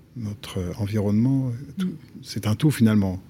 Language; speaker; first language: French; native; French